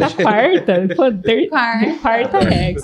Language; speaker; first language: Portuguese; native; Portuguese